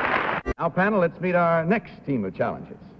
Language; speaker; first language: English; native; English